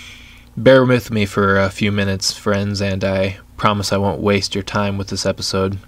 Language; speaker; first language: English; native; English